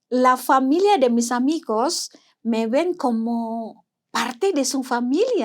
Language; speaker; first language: Spanish; non-native, fluent; Indonesian